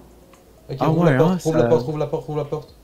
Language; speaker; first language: French; native; French